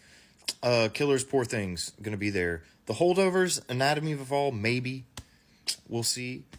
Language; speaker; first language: English; native; English